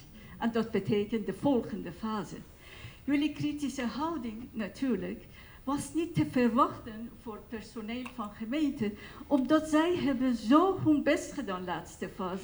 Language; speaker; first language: Dutch; non-native, fluent; Persian